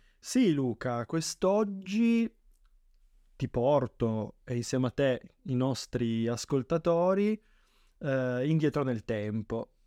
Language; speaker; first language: Italian; native; Italian